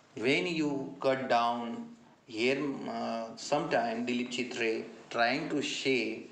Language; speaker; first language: English; non-native, local second language; Marathi